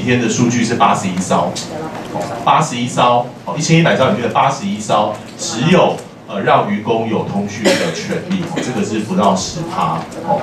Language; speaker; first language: Chinese; native; Chinese